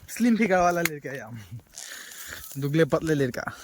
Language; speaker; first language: Hindi; non-native, local second language; Assamese